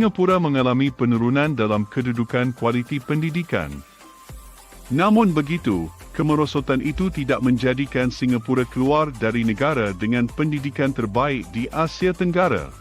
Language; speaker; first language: Malay; native; Malay